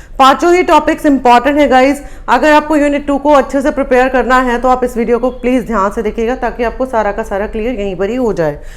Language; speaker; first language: Hindi; native; Hindi